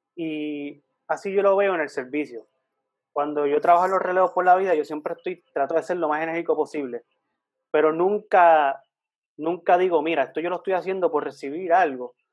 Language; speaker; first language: Spanish; native; Spanish